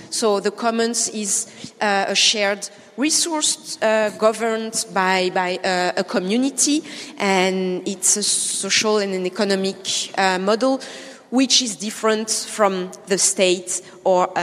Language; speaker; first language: English; non-native, fluent; French